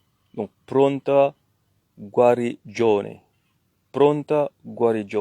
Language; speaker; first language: Italian; non-native, learner; French